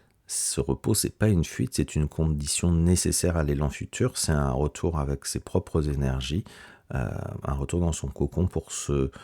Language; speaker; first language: French; native; French